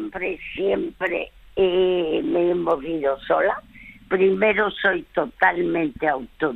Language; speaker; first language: Spanish; early bilingual, other home language; French